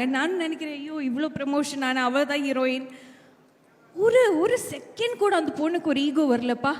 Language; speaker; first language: Tamil; non-native, fluent; Malayalam